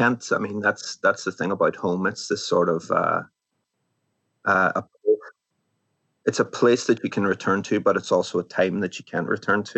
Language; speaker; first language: English; native; English